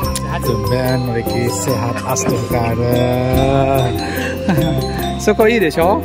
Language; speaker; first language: Japanese; non-native, fluent; Balinese